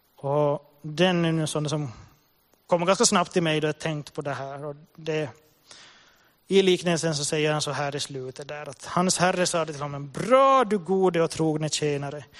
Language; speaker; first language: Swedish; native; Swedish